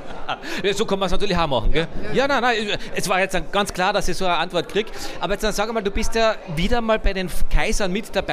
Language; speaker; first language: German; native; German